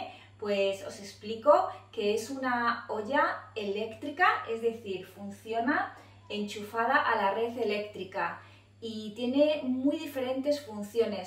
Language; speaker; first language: Spanish; native; Spanish